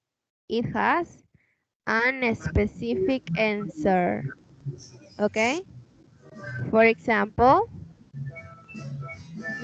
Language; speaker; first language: English; non-native, fluent; Spanish